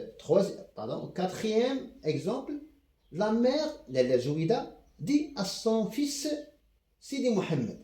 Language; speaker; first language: French; non-native, local second language; Arabic